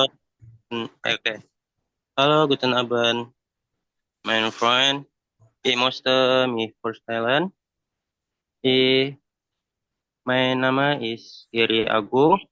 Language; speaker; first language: German; non-native, learner; Indonesian